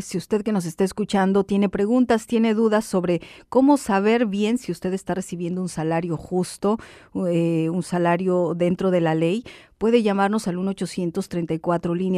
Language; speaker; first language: Spanish; native; Spanish